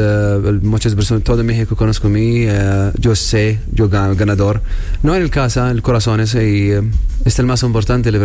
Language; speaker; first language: Spanish; non-native, learner; Arabic